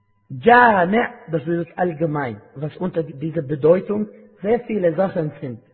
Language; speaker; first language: German; non-native, fluent; Arabic